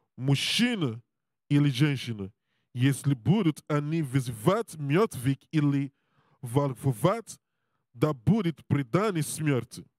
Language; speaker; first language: Russian; non-native, learner; Serbian